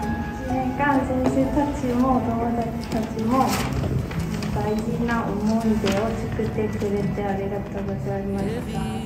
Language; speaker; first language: Japanese; non-native, learner; Korean